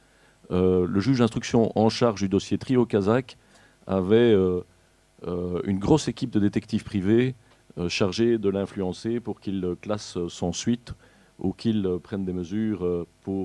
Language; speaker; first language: French; native; French